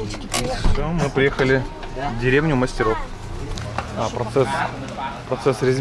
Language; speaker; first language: Russian; native; Russian